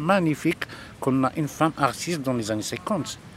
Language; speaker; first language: French; non-native, local second language; Arabic